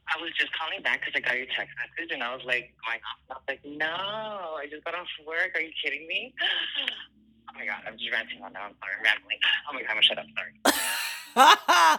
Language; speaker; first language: English; non-native, fluent; Arabic